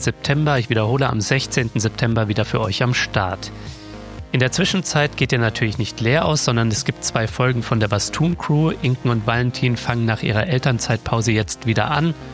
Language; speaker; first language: German; native; German